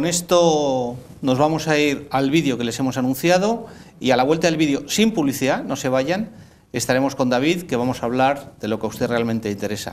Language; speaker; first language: Spanish; native; Spanish